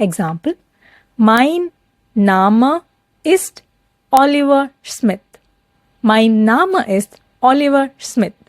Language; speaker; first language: German; non-native, fluent; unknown